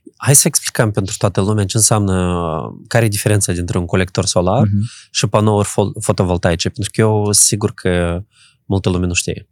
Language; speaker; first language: Romanian; native; Romanian